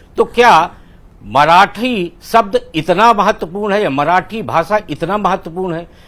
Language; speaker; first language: Hindi; native; Hindi